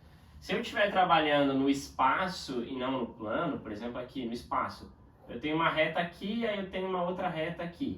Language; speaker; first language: Portuguese; native; Portuguese